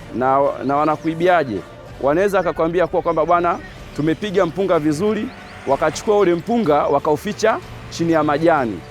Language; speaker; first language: Swahili; native; Swahili